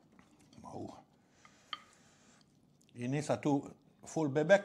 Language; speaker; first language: Indonesian; non-native, learner; French